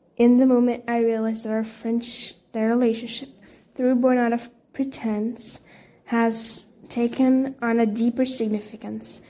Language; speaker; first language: English; non-native, fluent; Portuguese